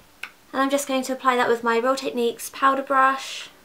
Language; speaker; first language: English; native; English